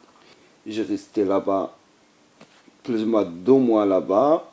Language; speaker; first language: French; non-native, learner; Arabic